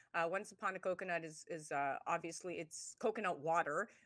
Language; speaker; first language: English; native; English